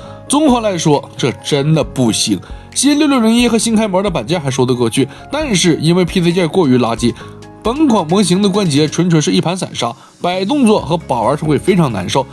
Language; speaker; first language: Chinese; native; Chinese